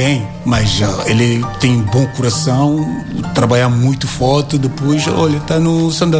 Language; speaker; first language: Portuguese; non-native, learner; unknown